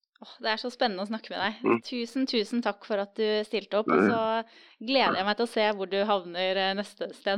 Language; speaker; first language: Norwegian; native; Norwegian